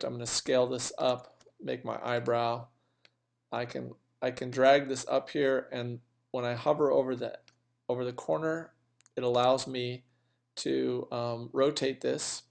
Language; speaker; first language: English; native; English